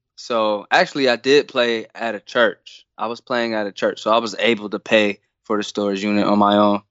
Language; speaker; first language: English; native; English